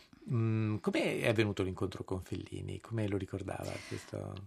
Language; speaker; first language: Italian; native; Italian